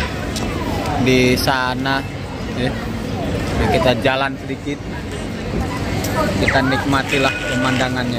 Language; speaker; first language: Indonesian; native; Indonesian